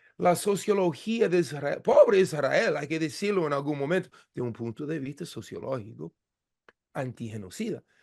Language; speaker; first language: Spanish; non-native, fluent; English